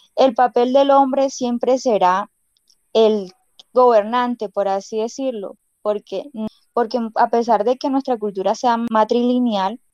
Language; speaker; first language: Spanish; non-native, local second language; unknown